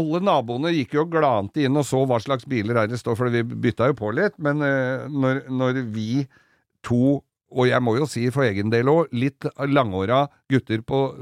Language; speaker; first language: Norwegian; native; Norwegian